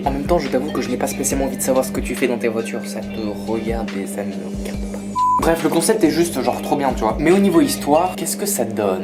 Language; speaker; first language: French; native; French